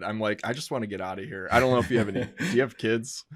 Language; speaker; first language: English; native; English